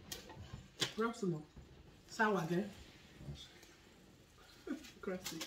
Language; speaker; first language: German; non-native, learner; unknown